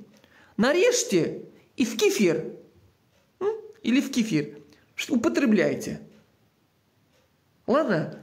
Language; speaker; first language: Russian; non-native, local second language; Uzbek